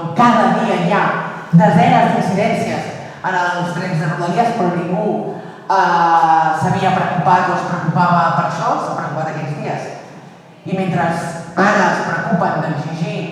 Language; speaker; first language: Catalan; native; Catalan